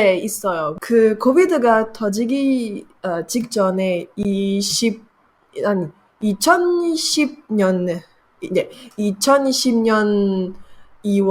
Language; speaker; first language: Korean; non-native, learner; French